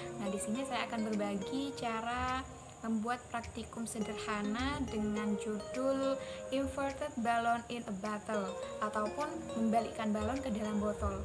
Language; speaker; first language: Indonesian; non-native, local second language; Madurese